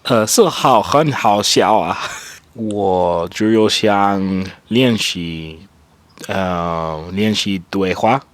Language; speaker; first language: Chinese; non-native, learner; English